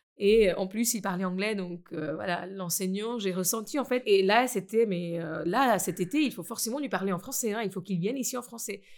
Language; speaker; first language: French; non-native, fluent; Gujarati